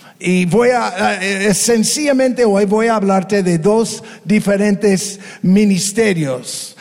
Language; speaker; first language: Spanish; non-native, fluent; English